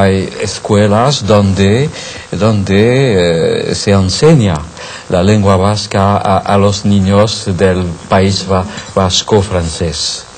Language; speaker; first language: Spanish; non-native, fluent; French